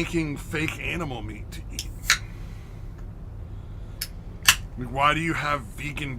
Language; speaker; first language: English; native; English